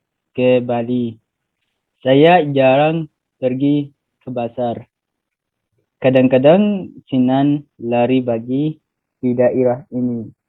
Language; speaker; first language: Indonesian; non-native, learner; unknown